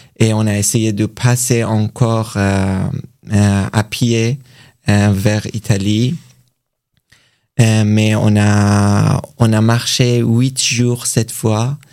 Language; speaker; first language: French; non-native, learner; Persian